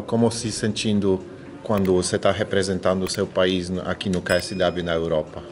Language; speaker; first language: Portuguese; non-native, fluent; Polish